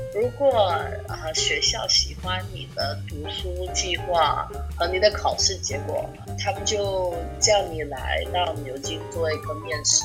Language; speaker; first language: Chinese; non-native, fluent; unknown